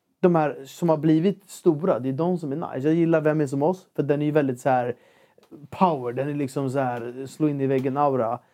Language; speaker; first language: Swedish; native; Swedish